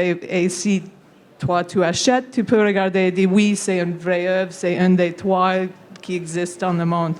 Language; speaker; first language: French; non-native, local second language; English